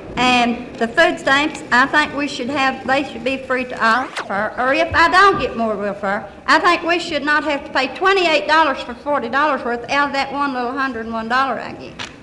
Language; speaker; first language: English; native; English